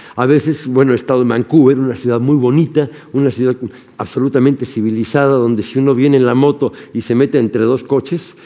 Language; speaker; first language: Spanish; native; Spanish